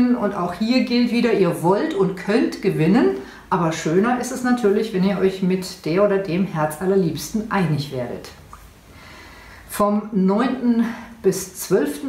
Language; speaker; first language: German; native; German